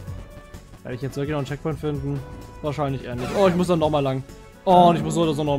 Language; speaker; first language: German; native; German